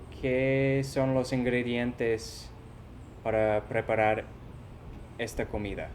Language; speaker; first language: Spanish; non-native, fluent; English